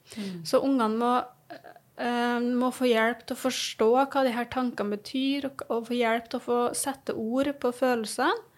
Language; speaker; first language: Norwegian; native; Norwegian